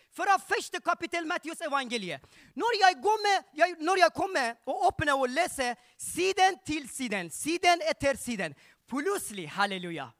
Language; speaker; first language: Norwegian; non-native, learner; Persian